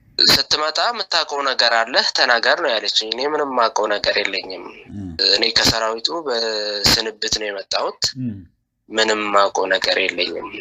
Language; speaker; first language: Amharic; non-native, local second language; Tigrinya